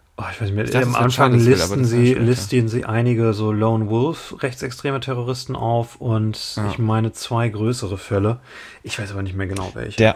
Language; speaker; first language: German; native; German